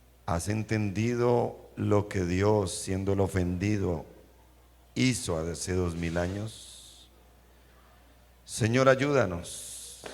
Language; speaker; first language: Spanish; native; Spanish